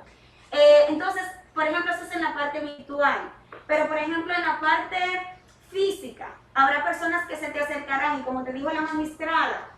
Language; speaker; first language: Spanish; native; Spanish